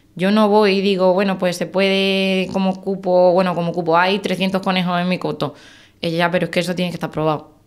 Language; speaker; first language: Spanish; native; Spanish